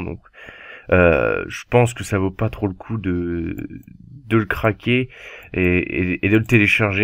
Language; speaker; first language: French; native; French